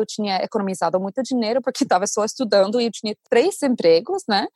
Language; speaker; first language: Portuguese; non-native, fluent; English